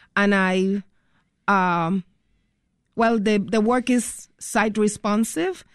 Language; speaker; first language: English; non-native, fluent; Spanish